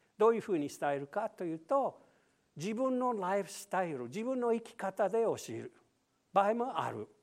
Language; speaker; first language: Japanese; non-native, fluent; English